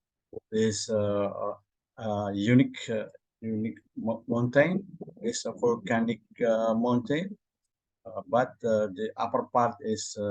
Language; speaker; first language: English; non-native, learner; Indonesian